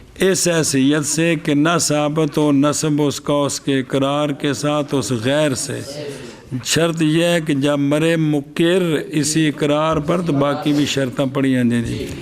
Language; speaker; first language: Urdu; non-native, local second language; Punjabi